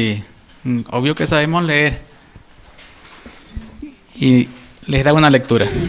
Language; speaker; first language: Spanish; native; Spanish